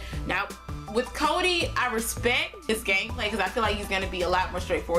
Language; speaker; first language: English; native; English